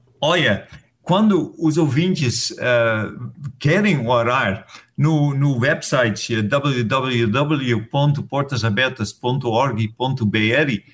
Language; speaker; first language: Portuguese; non-native, fluent; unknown